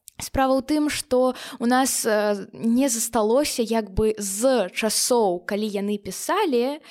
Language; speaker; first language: Belarusian; non-native, local second language; Russian